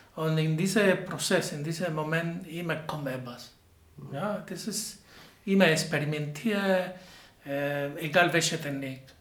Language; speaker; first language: German; non-native, learner; Spanish